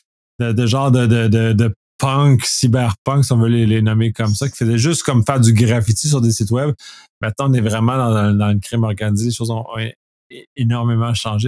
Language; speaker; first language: French; native; French